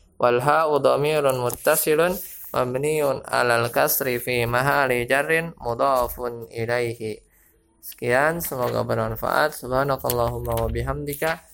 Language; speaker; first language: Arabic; non-native, fluent; Indonesian